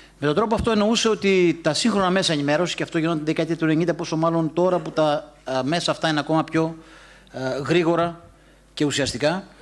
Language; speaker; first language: Greek; native; Greek